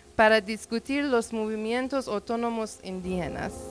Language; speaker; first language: Spanish; non-native, learner; Persian